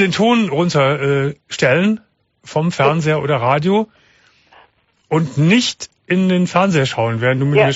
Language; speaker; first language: German; native; German